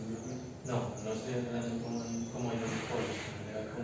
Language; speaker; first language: Spanish; native; Spanish